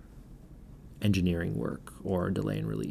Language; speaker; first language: English; native; English